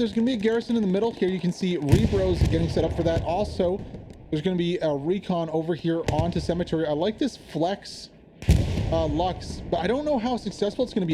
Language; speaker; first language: English; native; English